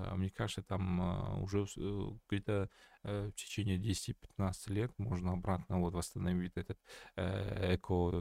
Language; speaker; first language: Russian; non-native, local second language; Kazakh